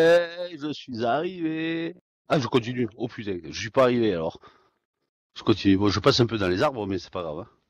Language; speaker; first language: French; native; French